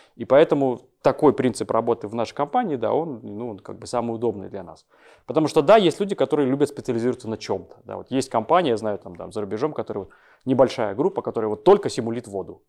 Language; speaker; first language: Russian; native; Russian